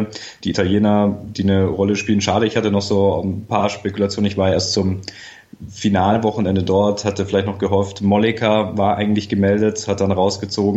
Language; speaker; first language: German; native; German